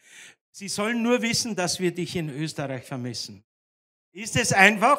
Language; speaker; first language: German; native; German